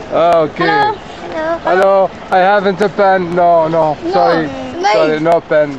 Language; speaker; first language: English; non-native, learner; Berber languages